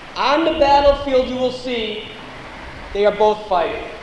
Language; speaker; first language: English; native; English